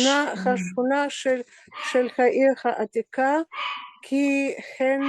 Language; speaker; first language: Hebrew; non-native, learner; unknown